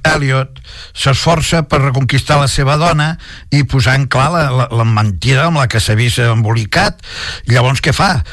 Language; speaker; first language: Catalan; non-native, local second language; Spanish